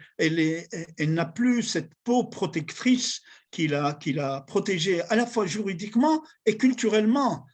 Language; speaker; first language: French; non-native, fluent; Assyrian Neo-Aramaic